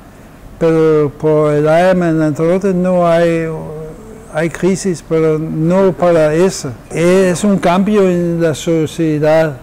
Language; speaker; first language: Spanish; non-native, fluent; Danish